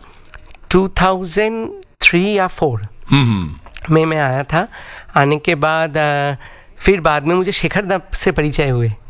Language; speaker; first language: Hindi; non-native, local second language; Bangla